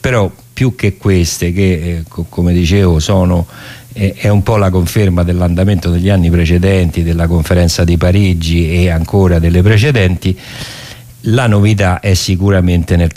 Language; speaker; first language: Italian; native; Italian